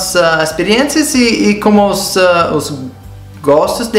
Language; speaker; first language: Portuguese; non-native, fluent; English